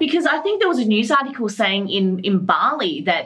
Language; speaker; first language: English; native; English